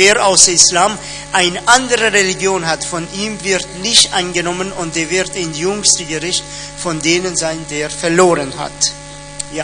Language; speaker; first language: German; non-native, fluent; Persian